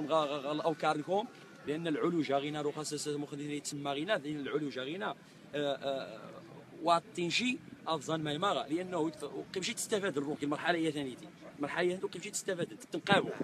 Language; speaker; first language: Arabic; non-native, local second language; Riffian